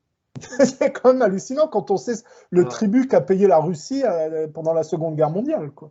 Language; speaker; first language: French; native; French